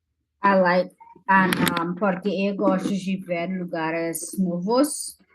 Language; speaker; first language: Portuguese; non-native, fluent; English